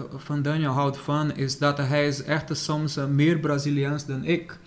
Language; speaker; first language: Dutch; non-native, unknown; Portuguese